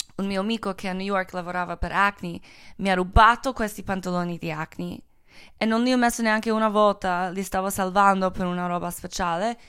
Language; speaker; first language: Italian; non-native, fluent; Croatian